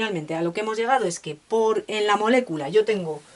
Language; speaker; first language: Spanish; native; Spanish